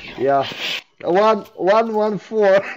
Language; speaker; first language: English; non-native, learner; Polish